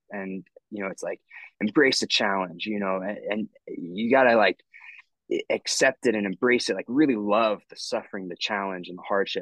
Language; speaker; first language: English; native; English